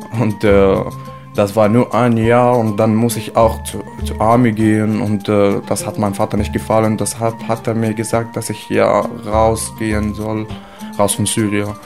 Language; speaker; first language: German; non-native, learner; Arabic